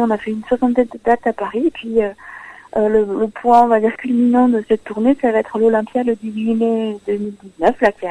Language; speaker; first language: French; native; French